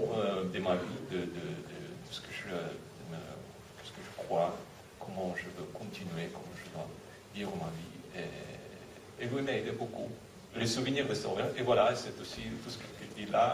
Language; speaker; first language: French; non-native, fluent; Russian